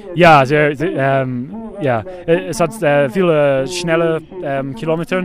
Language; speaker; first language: German; non-native, learner; English